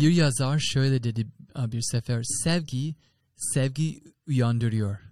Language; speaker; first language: Turkish; non-native, fluent; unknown